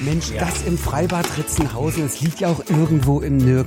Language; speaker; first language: German; native; German